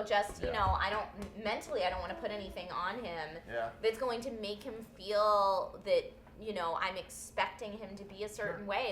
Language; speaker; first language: English; native; English